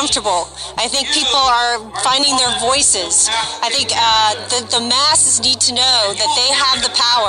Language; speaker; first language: English; native; English